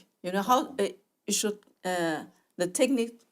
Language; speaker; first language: English; non-native, learner; Chinese